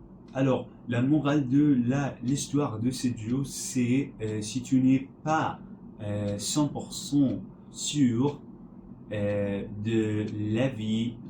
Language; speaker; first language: French; non-native, learner; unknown